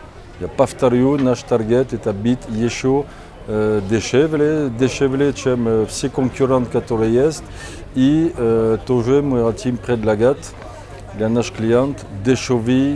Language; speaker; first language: Russian; non-native, fluent; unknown